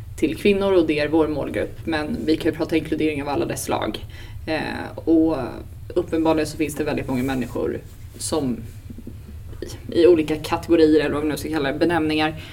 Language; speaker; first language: Swedish; native; Swedish